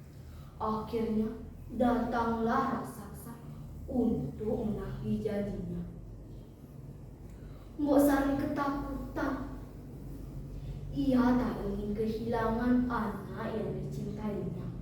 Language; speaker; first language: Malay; non-native, local second language; Balinese